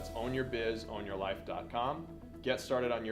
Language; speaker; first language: English; native; English